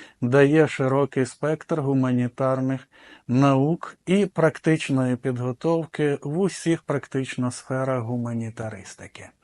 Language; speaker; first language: Ukrainian; native; Ukrainian